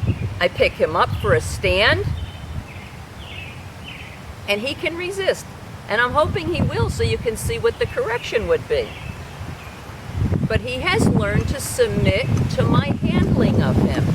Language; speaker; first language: English; native; English